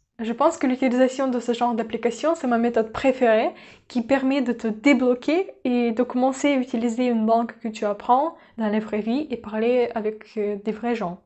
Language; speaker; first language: French; non-native, fluent; Russian